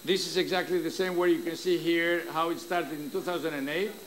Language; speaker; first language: English; non-native, fluent; Greek